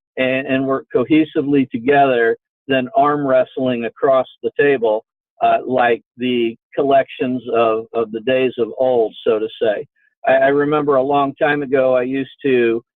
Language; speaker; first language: English; native; English